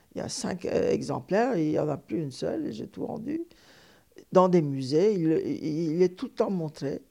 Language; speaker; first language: French; non-native, fluent; Turkish